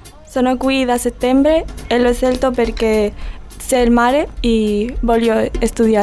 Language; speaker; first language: Italian; non-native, learner; Spanish